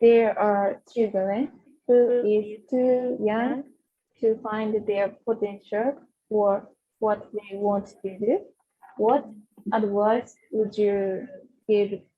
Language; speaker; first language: English; non-native, learner; Japanese